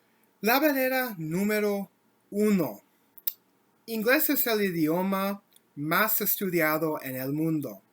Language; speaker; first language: Spanish; non-native, learner; English